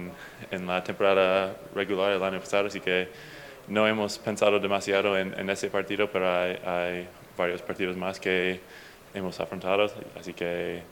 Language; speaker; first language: Spanish; non-native, fluent; English